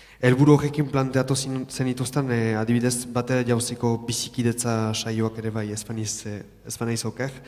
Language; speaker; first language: Basque; native; Basque